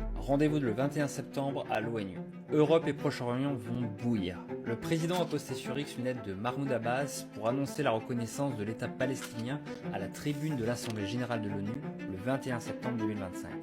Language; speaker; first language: French; native; French